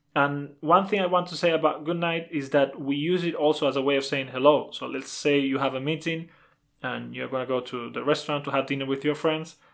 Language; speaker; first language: English; non-native, fluent; Spanish